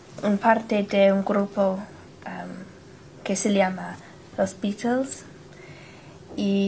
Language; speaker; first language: Spanish; non-native, learner; English